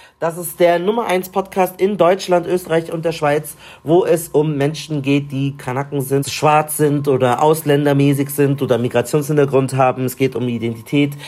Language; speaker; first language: German; early bilingual, other home language; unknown